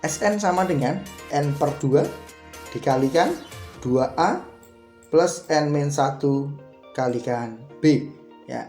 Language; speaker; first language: Indonesian; native; Indonesian